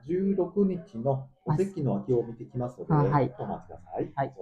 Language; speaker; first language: Japanese; native; Japanese